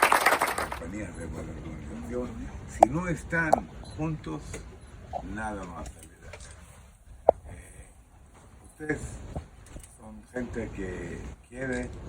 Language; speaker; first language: Spanish; non-native, fluent; Hebrew